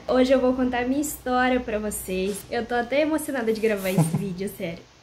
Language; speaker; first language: Portuguese; non-native, fluent; Romanian